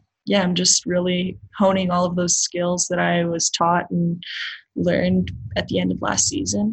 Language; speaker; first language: English; native; English